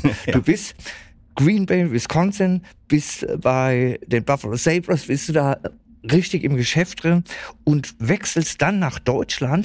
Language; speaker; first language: German; native; German